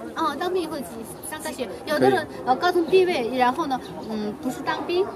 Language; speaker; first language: Chinese; non-native, fluent; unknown